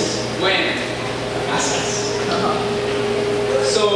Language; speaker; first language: Spanish; non-native, learner; German